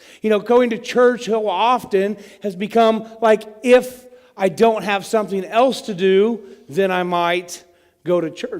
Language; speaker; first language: English; native; English